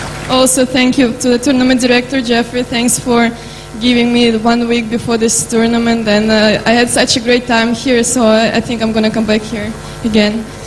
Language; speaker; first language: English; non-native, fluent; Russian